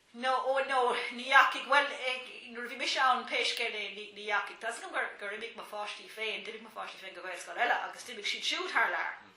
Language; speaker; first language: Irish; non-native, local second language; English